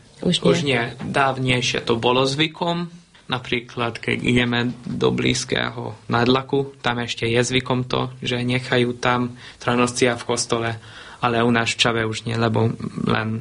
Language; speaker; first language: Slovak; non-native, local second language; Hungarian